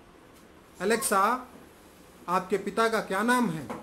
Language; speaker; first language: Hindi; native; Hindi